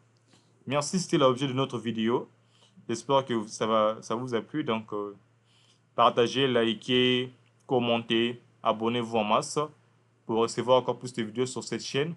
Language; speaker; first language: French; non-native, local second language; Lingala